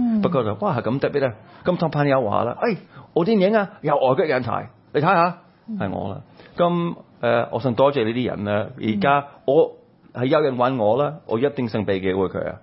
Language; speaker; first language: Cantonese; non-native, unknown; English